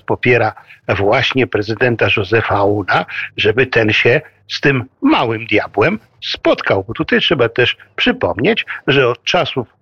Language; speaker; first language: Polish; native; Polish